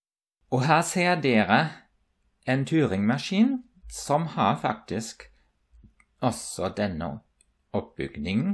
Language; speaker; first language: Norwegian; non-native, fluent; German